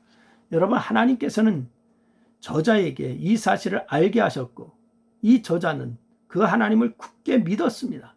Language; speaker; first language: Korean; native; Korean